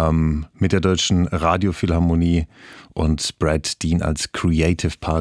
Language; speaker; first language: German; native; German